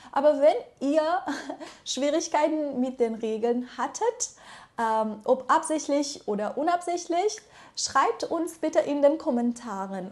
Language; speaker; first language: German; non-native, fluent; Persian